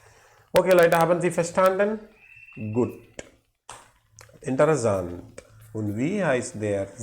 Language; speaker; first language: German; non-native, learner; Tamil